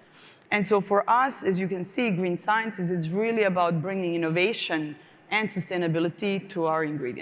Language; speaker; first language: English; non-native, fluent; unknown